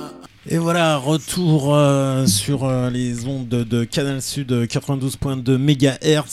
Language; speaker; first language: French; native; French